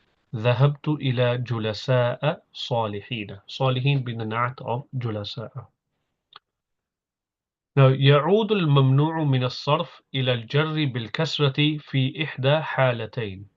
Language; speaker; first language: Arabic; non-native, fluent; English